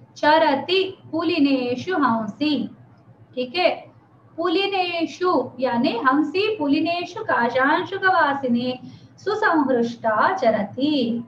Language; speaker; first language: Hindi; non-native, local second language; Telugu